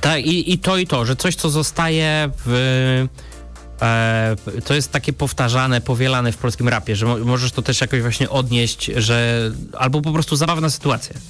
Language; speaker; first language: Polish; native; Polish